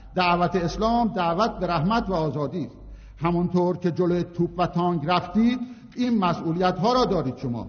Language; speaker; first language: Persian; non-native, local second language; Azerbaijani